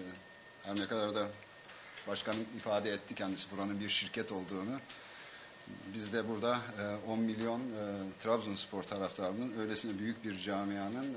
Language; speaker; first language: Turkish; native; Turkish